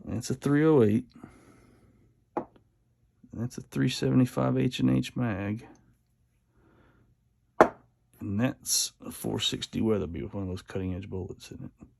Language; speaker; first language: English; native; English